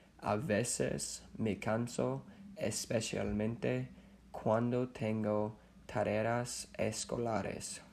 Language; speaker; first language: Spanish; non-native, learner; English